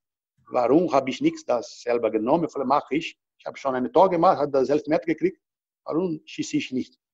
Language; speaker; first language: German; non-native, learner; Portuguese